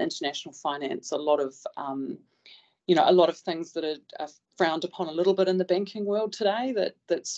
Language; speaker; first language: English; native; English